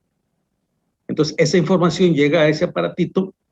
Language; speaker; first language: Spanish; native; Spanish